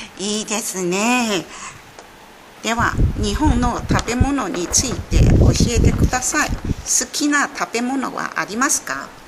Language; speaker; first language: Japanese; native; Japanese